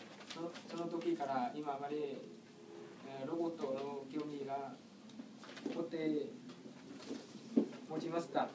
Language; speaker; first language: Japanese; non-native, learner; Vietnamese